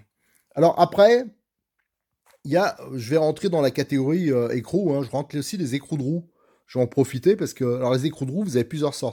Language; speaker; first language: French; native; French